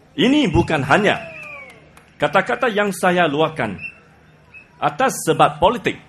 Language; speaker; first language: Malay; non-native, local second language; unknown